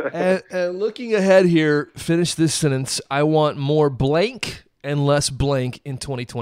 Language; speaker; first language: English; native; English